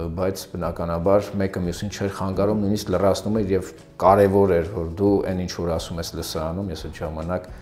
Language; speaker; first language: Armenian; early bilingual, other home language; Russian